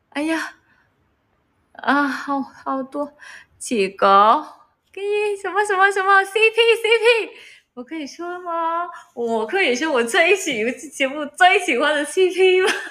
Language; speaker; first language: Chinese; non-native, learner; Vietnamese